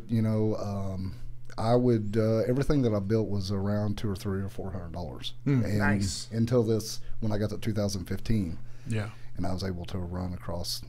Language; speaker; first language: English; native; English